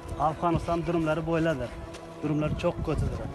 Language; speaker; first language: Turkish; non-native, learner; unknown